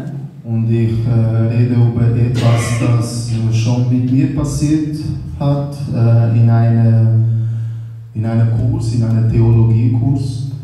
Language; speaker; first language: German; non-native, learner; Portuguese